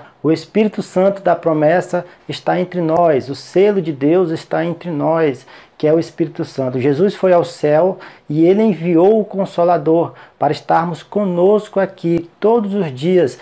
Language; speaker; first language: Portuguese; native; Portuguese